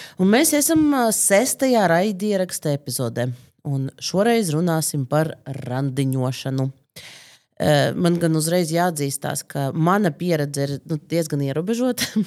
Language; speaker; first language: Latvian; non-native, local second language; Russian